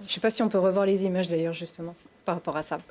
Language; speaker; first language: French; native; French